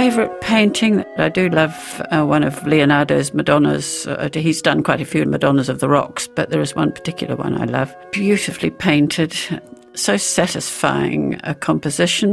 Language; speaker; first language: English; native; English